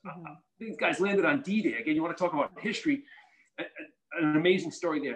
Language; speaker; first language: English; native; English